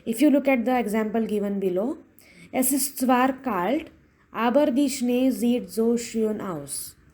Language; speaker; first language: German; non-native, fluent; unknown